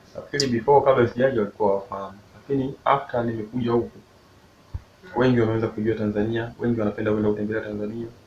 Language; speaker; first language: Swahili; native; Swahili